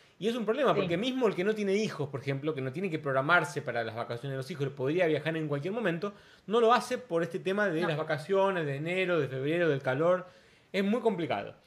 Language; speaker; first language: Spanish; non-native, fluent; Portuguese